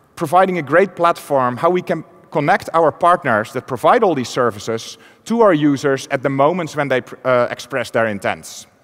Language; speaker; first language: English; non-native, fluent; Dutch